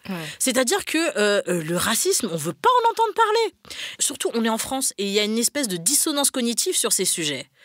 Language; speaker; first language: French; native; French